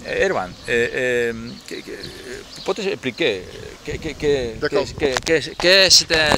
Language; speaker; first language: French; non-native, learner; Spanish